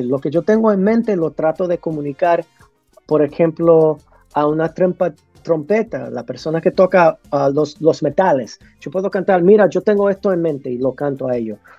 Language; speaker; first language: Spanish; early bilingual, heritage; English